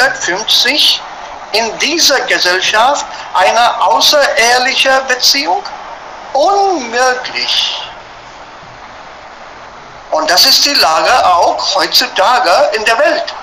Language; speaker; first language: German; non-native, fluent; Hindi